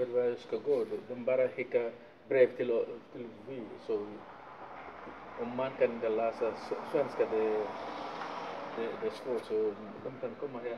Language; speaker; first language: Swedish; non-native, learner; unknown